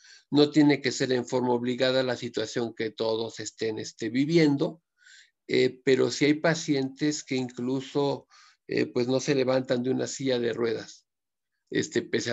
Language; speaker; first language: Spanish; native; Spanish